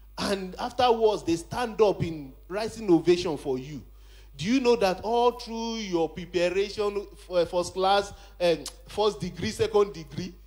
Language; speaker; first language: English; non-native, local second language; Yoruba